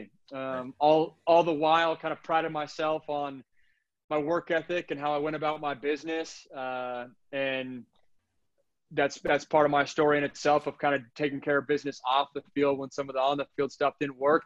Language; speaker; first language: English; native; English